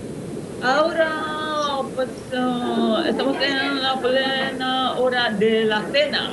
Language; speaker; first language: Spanish; non-native, learner; Japanese